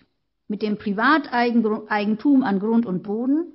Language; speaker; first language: German; native; German